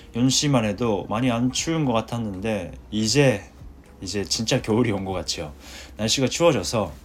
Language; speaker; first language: Korean; non-native, fluent; Japanese